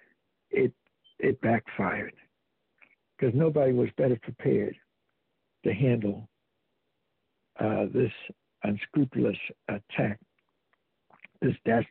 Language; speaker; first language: English; native; English